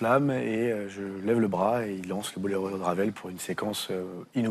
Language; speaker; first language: French; native; French